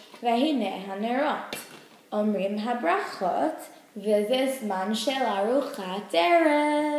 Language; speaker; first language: Hebrew; non-native, learner; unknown